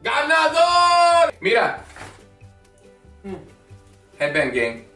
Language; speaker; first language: Spanish; non-native, learner; English